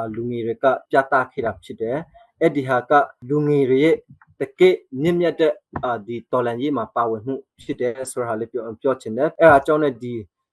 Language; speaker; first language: Burmese; non-native, local second language; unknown